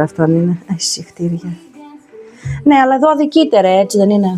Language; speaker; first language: Greek; native; Greek